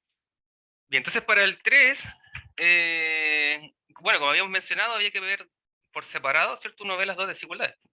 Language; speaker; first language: Spanish; native; Spanish